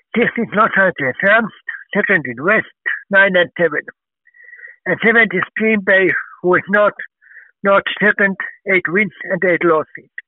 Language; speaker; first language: English; non-native, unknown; Finnish